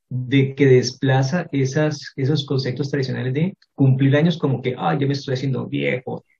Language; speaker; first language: Spanish; native; Spanish